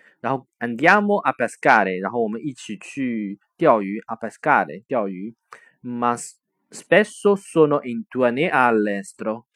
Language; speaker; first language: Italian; non-native, learner; Chinese